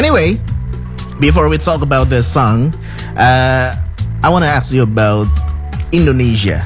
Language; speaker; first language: English; non-native, fluent; Indonesian